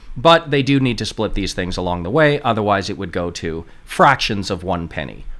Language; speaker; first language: English; native; English